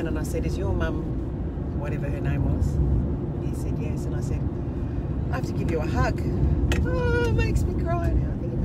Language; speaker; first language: English; native; English